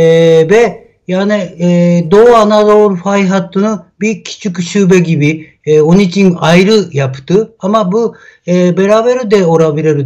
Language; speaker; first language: Turkish; non-native, learner; Japanese